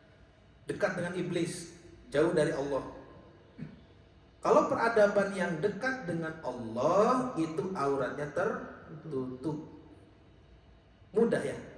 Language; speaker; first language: Indonesian; native; Indonesian